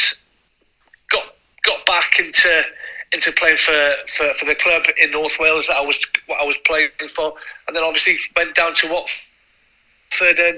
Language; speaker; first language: English; non-native, local second language; Welsh